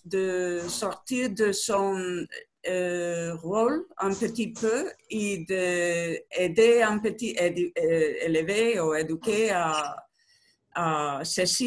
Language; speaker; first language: French; non-native, learner; Spanish